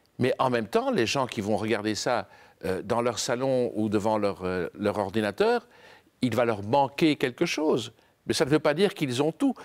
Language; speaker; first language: French; native; French